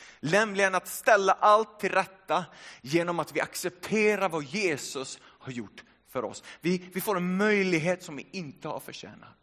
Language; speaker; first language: Swedish; early bilingual, other home language; Finnish